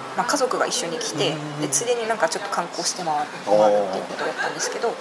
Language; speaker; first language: Japanese; native; Japanese